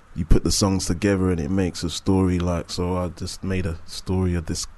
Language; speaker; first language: English; native; English